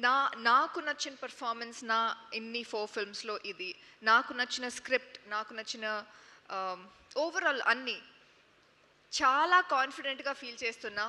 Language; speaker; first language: Telugu; non-native, local second language; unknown